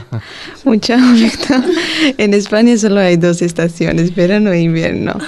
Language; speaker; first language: Spanish; non-native, learner; Georgian